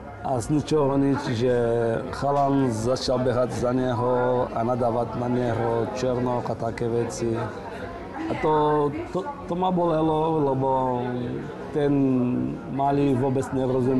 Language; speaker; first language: Slovak; non-native, learner; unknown